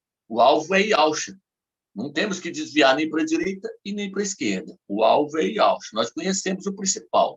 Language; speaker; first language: Portuguese; native; Portuguese